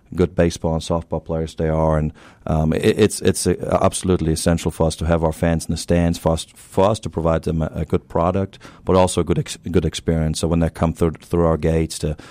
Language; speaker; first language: English; non-native, fluent; German